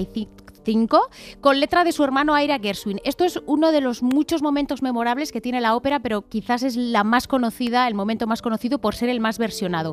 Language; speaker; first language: Spanish; native; Spanish